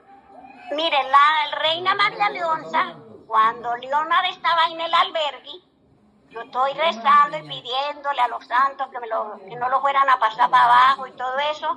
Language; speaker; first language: Spanish; native; Spanish